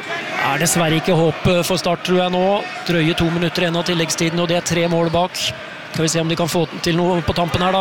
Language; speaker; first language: Norwegian; native; Norwegian